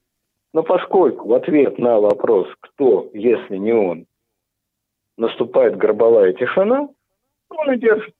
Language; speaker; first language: Russian; native; Russian